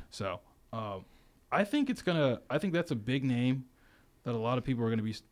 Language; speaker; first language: English; native; English